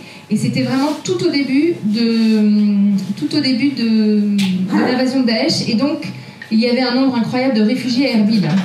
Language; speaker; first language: French; native; French